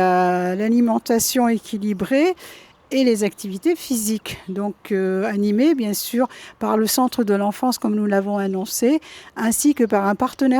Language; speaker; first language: French; native; French